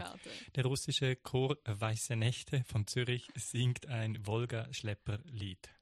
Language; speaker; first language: German; native; German